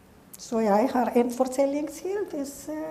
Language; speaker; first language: Norwegian; non-native, fluent; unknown